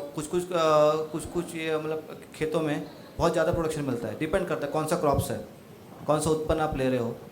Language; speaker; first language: Hindi; non-native, local second language; Marathi